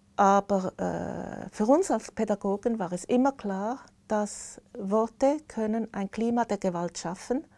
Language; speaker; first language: German; native; German